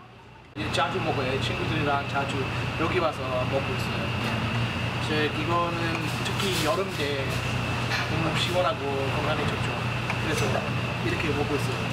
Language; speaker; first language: Korean; non-native, fluent; English